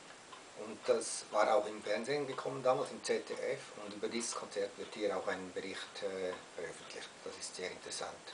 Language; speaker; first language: German; native; German